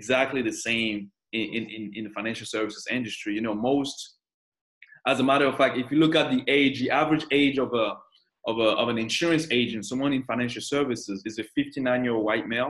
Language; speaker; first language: English; non-native, fluent; French